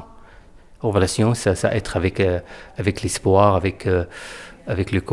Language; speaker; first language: French; non-native, fluent; Arabic